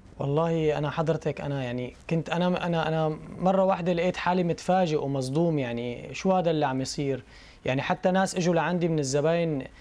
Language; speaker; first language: Arabic; native; Arabic